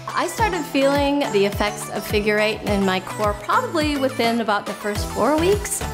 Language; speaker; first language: English; native; English